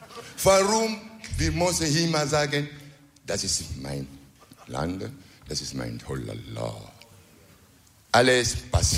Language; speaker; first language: German; non-native, learner; French